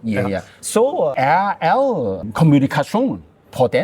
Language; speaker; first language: Danish; non-native, learner; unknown